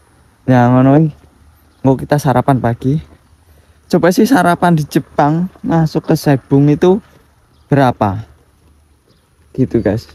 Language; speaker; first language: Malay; non-native, local second language; Javanese